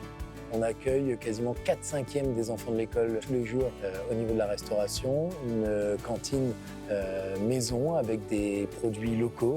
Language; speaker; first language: French; native; French